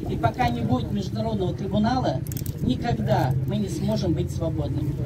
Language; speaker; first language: Russian; non-native, local second language; Chechen